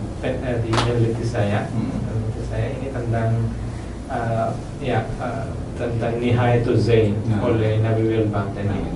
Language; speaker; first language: Indonesian; non-native, learner; Malayalam